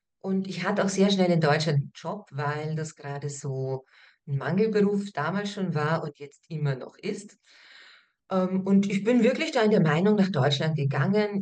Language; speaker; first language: German; native; German